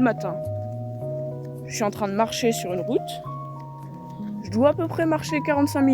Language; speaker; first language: French; native; French